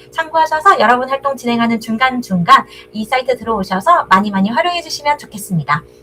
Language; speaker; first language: Korean; native; Korean